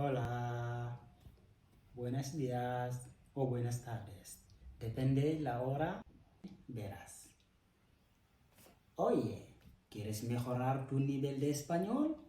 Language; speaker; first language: Spanish; non-native, fluent; Fula